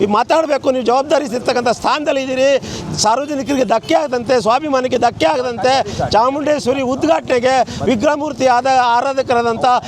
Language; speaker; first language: Kannada; native; Kannada